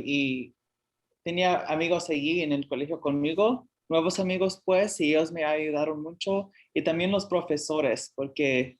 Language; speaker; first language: Spanish; early bilingual, heritage; Spanish